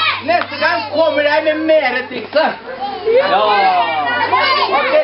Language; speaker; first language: Norwegian; non-native, learner; Portuguese